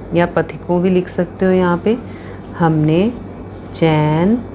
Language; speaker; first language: Hindi; non-native, local second language; Punjabi